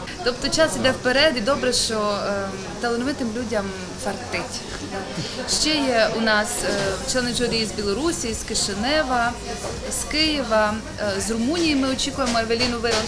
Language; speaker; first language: Ukrainian; native; Ukrainian